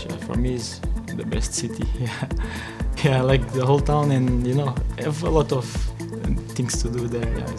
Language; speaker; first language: English; non-native, learner; Portuguese